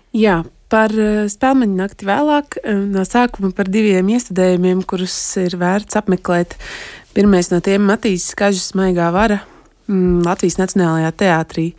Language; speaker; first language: Latvian; native; Latvian